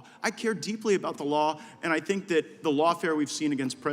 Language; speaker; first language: English; native; English